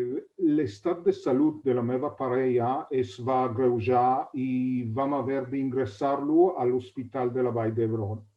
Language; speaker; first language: Catalan; non-native, fluent; Hebrew